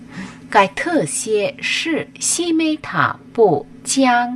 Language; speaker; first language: Chinese; non-native, fluent; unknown